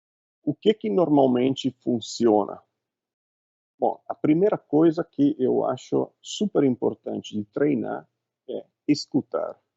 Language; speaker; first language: Portuguese; non-native, fluent; Italian